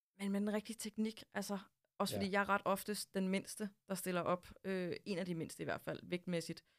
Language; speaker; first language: Danish; native; Danish